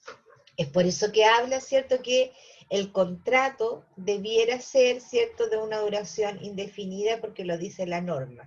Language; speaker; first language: Spanish; native; Spanish